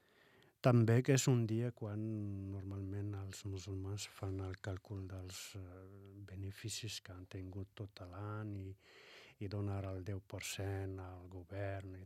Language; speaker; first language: Catalan; non-native, fluent; Arabic